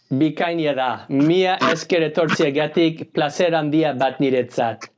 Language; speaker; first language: Basque; non-native, learner; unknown